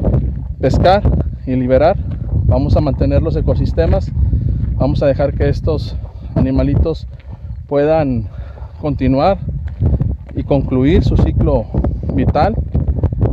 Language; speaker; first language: Spanish; native; Spanish